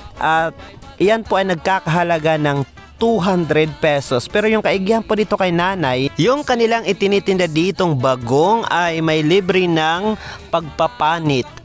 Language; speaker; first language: Filipino; non-native, local second language; Waray